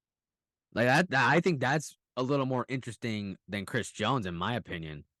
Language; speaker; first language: English; native; English